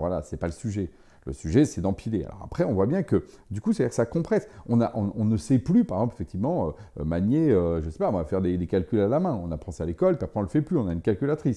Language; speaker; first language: French; native; French